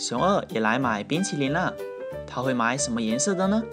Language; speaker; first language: Chinese; native; Chinese